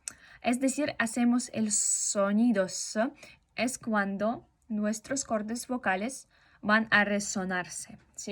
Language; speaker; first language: Spanish; non-native, fluent; Russian